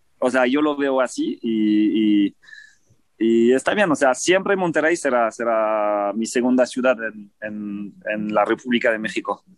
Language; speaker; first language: Spanish; non-native, fluent; French